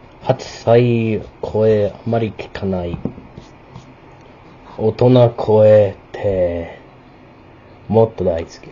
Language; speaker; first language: Japanese; non-native, learner; English